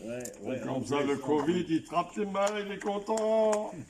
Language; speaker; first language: French; native; French